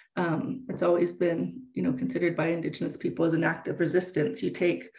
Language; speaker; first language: English; native; English